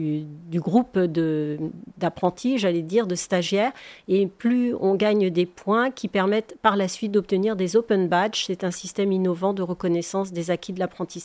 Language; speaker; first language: French; native; French